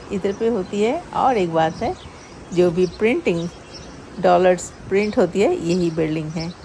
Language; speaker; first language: Hindi; non-native, local second language; Bangla